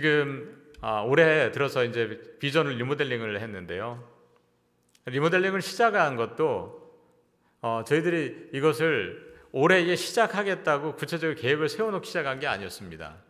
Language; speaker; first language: Korean; native; Korean